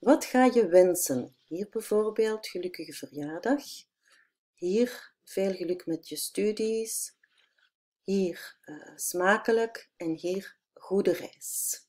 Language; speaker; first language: Dutch; non-native, fluent; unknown